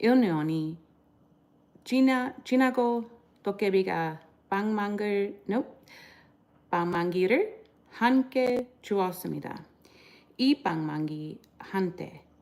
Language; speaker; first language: Korean; non-native, learner; English